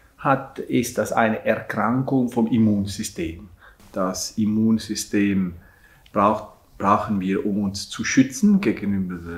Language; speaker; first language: German; non-native, local second language; Italian